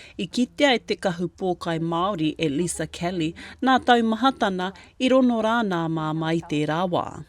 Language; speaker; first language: Māori; native; Māori